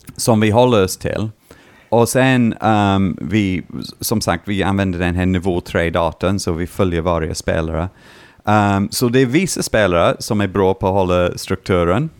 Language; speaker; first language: Swedish; non-native, fluent; English